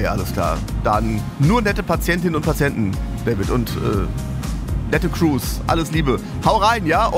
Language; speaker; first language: German; native; German